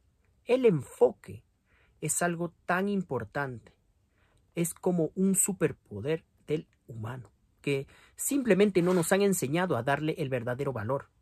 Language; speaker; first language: Spanish; native; Spanish